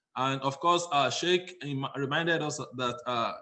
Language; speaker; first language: English; non-native, local second language; Yoruba